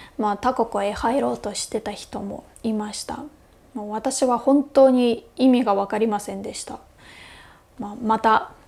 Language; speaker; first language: Japanese; non-native, fluent; Russian